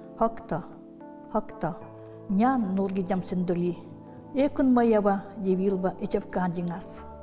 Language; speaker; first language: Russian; non-native, local second language; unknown